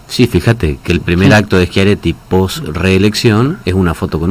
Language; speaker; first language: Spanish; native; Spanish